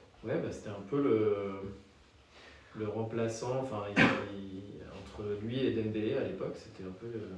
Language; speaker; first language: French; native; French